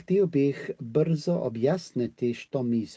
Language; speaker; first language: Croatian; non-native, learner; English